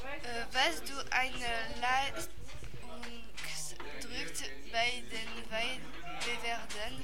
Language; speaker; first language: German; non-native, learner; French